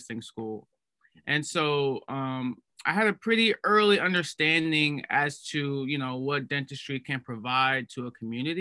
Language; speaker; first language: English; native; English